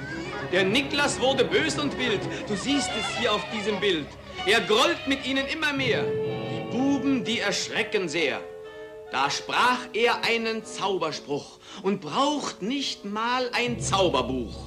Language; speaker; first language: German; native; German